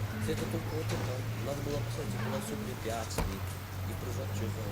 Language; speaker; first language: Russian; native; Russian